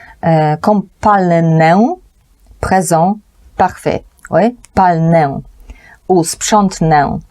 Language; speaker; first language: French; non-native, fluent; Polish